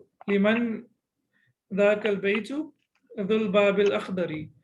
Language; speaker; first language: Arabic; non-native, fluent; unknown